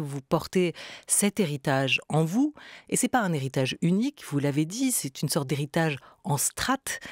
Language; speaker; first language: French; native; French